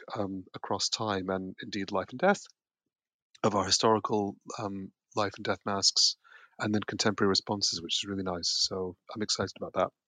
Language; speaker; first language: English; native; English